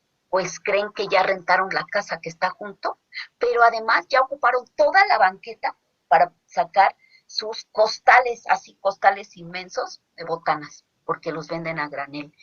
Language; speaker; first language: Spanish; native; Spanish